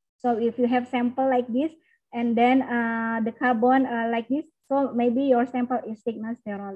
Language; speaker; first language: English; non-native, learner; Indonesian